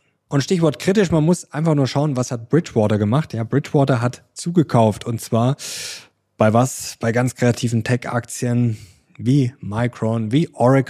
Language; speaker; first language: German; native; German